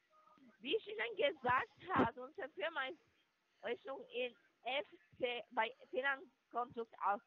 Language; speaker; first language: German; non-native, learner; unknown